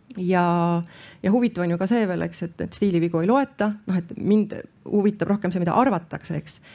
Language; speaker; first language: Estonian; native; Estonian